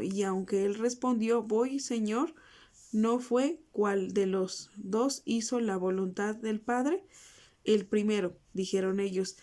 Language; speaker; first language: Spanish; native; Spanish